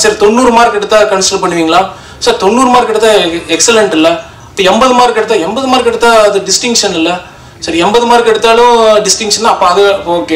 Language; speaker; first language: Tamil; native; Tamil